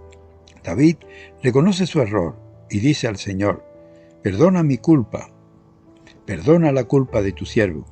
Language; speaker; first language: Spanish; native; Spanish